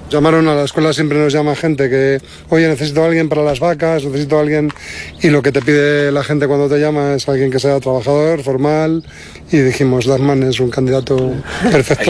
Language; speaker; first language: Spanish; native; Spanish